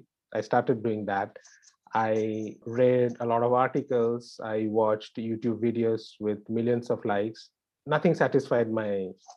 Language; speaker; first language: English; non-native, local second language; Bangla